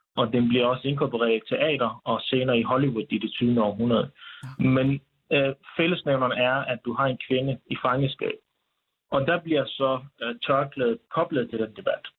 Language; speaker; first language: Danish; early bilingual, other home language; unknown